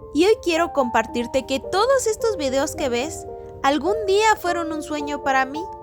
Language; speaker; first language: Spanish; native; Spanish